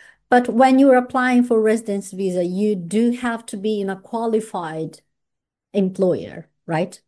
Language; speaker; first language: English; non-native, fluent; Portuguese